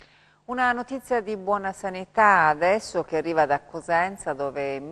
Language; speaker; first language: Italian; native; Italian